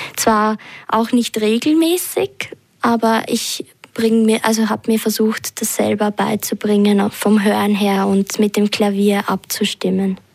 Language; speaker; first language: German; early bilingual, other home language; Albanian